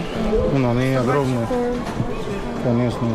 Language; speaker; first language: Russian; non-native, learner; Spanish